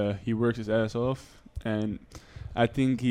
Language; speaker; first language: English; non-native, fluent; Dutch